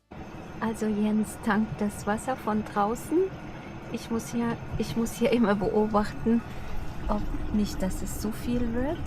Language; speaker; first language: German; non-native, fluent; Arabic